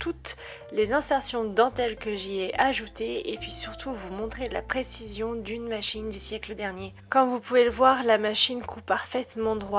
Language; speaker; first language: French; native; French